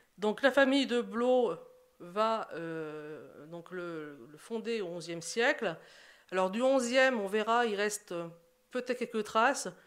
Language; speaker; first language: French; native; French